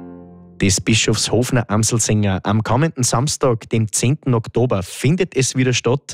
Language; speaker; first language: German; native; German